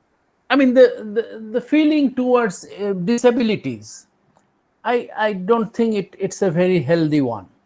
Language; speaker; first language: English; non-native, local second language; Bangla